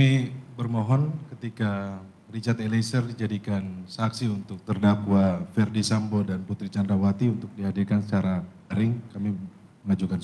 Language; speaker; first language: Indonesian; native; Indonesian